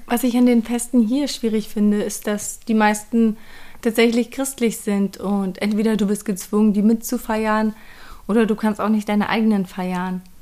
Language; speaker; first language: German; early bilingual, other home language; Persian